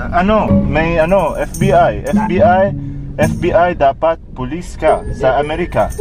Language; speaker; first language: Filipino; non-native, learner; Arabic